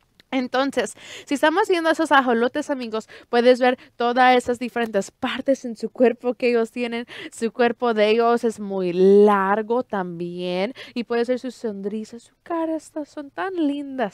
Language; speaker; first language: Spanish; early bilingual, heritage; Spanish